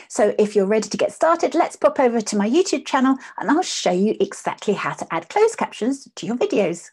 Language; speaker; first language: English; native; English